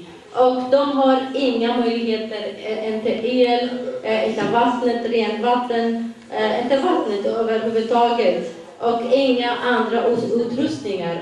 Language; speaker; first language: Swedish; non-native, fluent; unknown